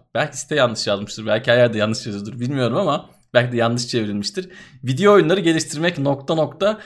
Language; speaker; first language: Turkish; native; Turkish